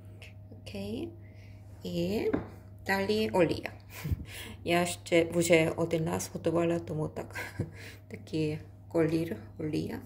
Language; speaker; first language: Ukrainian; non-native, learner; Korean